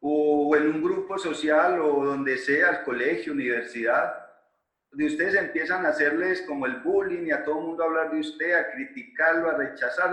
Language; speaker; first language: Spanish; native; Spanish